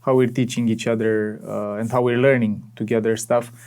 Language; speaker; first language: English; non-native, fluent; Romanian